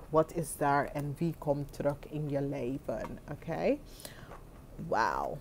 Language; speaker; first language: Dutch; non-native, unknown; English